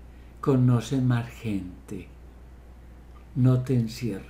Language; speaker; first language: Spanish; native; Spanish